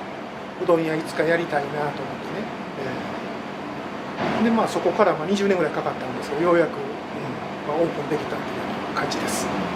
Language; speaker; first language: Japanese; native; Japanese